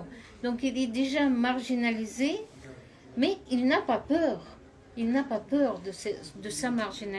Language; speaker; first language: French; non-native, fluent; Russian